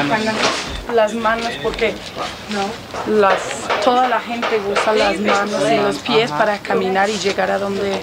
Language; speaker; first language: Spanish; non-native, learner; English